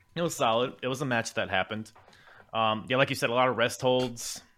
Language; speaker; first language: English; native; English